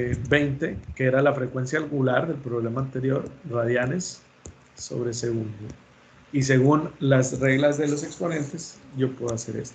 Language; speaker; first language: Spanish; native; Spanish